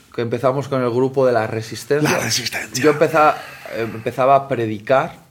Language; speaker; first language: Spanish; native; Spanish